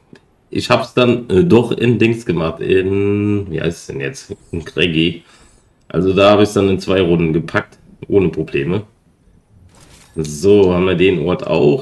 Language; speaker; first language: German; native; German